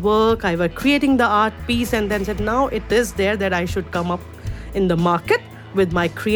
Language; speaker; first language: English; non-native, local second language; Urdu